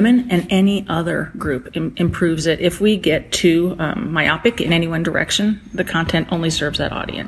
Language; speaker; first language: English; native; English